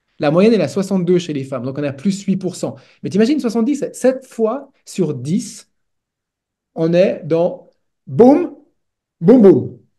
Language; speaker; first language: French; native; French